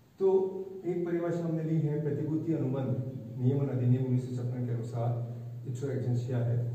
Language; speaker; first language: Hindi; native; Hindi